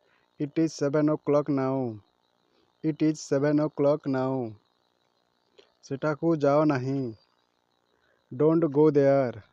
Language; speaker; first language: English; non-native, learner; Odia